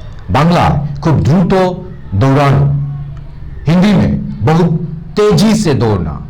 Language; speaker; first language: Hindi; non-native, local second language; Bangla